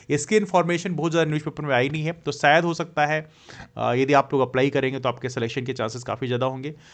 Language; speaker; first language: Hindi; native; Hindi